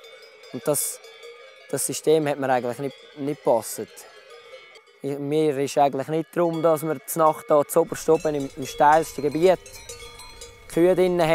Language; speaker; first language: German; native; German